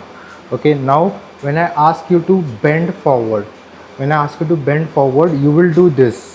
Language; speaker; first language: English; non-native, local second language; Hindi